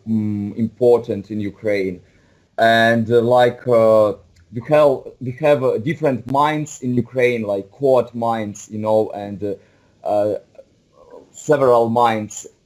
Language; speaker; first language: English; non-native, fluent; Russian